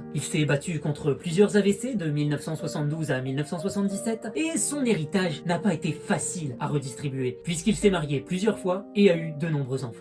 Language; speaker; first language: French; native; French